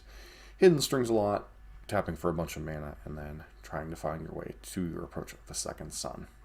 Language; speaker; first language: English; native; English